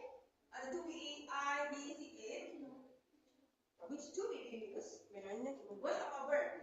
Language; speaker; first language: English; non-native, learner; Indonesian